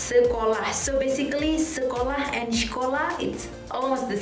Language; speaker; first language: English; non-native, learner; Indonesian